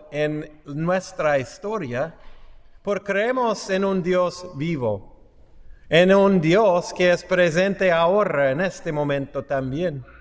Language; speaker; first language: Spanish; non-native, fluent; English